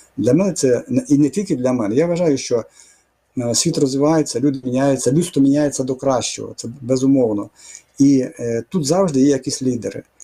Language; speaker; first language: Ukrainian; non-native, fluent; Russian